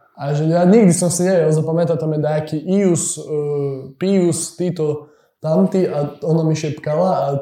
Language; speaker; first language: Slovak; native; Slovak